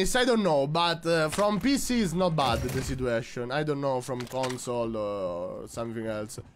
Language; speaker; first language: English; non-native, learner; Italian